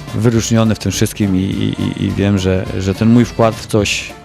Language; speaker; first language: Polish; native; Polish